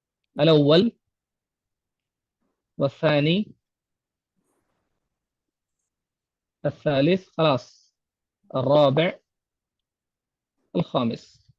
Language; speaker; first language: Arabic; non-native, fluent; Urdu